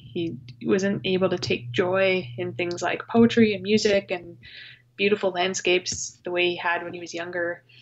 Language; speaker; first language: English; native; English